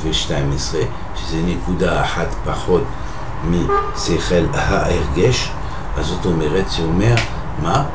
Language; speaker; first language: Hebrew; non-native, fluent; French